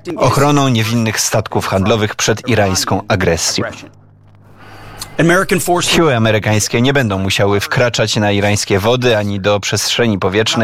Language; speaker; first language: Polish; native; Polish